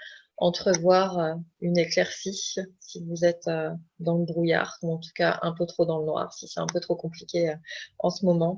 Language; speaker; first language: French; native; French